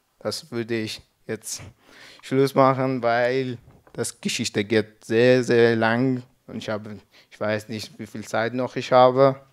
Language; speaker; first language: German; non-native, learner; Persian